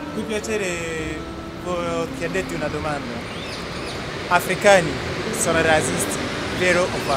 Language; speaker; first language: Italian; non-native, learner; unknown